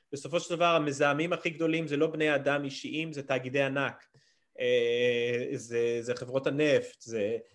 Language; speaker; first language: Hebrew; early bilingual, other home language; English